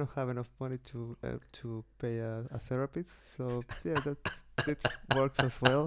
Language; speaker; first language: English; non-native, fluent; Spanish